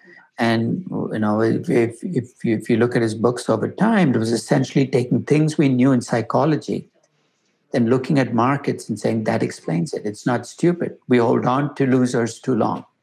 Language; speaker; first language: English; non-native, local second language; Tamil